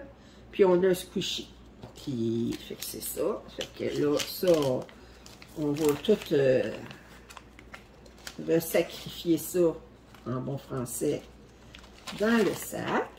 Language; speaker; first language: French; native; French